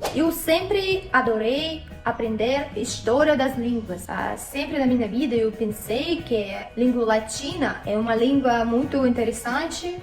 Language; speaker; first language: Portuguese; non-native, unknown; Russian